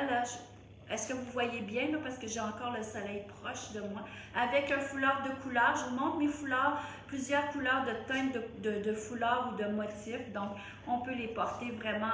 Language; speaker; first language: French; native; French